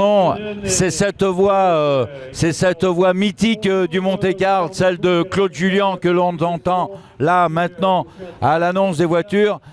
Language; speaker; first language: French; native; French